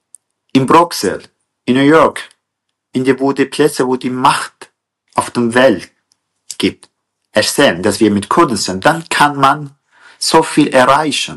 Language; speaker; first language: German; non-native, fluent; Kurdish